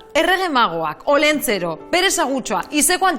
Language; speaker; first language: Basque; native; Basque